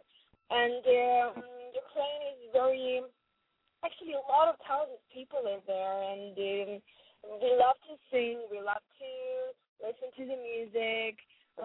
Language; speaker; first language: English; non-native, learner; Ukrainian